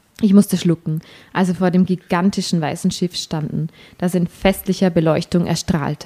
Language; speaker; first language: German; native; German